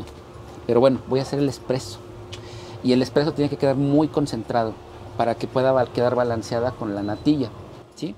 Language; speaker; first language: Spanish; native; Spanish